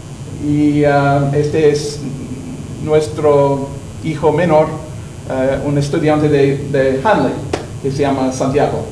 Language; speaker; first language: Spanish; non-native, learner; English